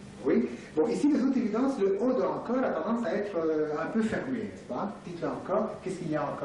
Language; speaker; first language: French; native; French